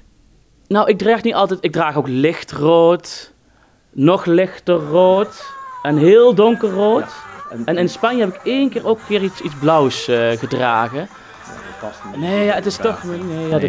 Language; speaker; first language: Dutch; native; Dutch